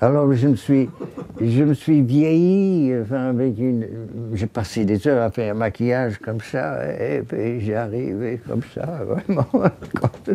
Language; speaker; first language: French; non-native, fluent; English